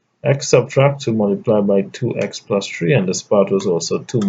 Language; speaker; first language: English; native; English